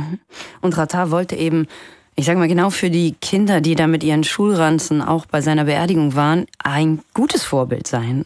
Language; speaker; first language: German; native; German